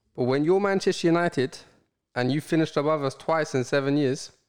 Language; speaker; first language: English; native; English